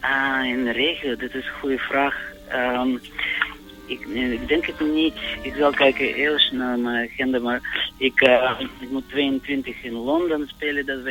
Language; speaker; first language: Dutch; non-native, fluent; Russian